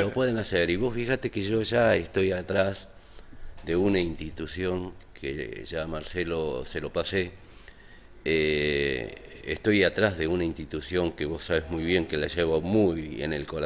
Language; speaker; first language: Spanish; native; Spanish